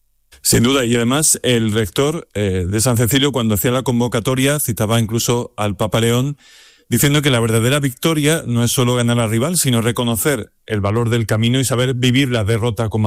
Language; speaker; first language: Spanish; native; Spanish